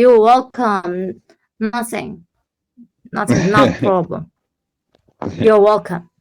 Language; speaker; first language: English; non-native, learner; Turkish